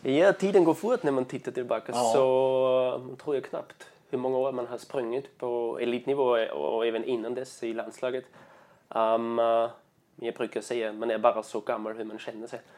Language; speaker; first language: Swedish; non-native, fluent; German